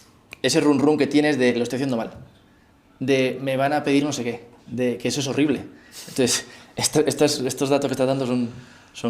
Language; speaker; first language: Spanish; native; Spanish